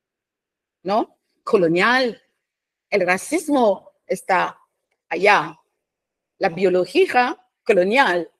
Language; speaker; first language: Spanish; non-native, fluent; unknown